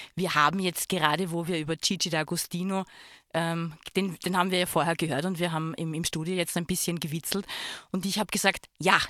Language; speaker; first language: German; native; German